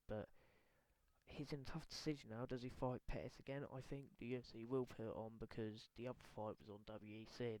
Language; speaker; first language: English; native; English